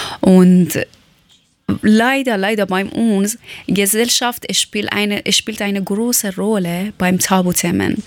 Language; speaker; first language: German; non-native, learner; Persian